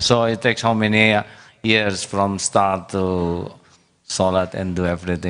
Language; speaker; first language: English; non-native, learner; Indonesian